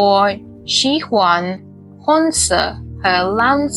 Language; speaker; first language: Chinese; non-native, learner; Russian